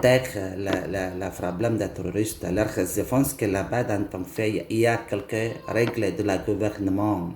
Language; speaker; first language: French; non-native, learner; Indonesian